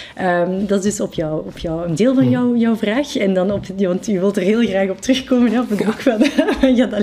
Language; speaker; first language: Dutch; non-native, fluent; French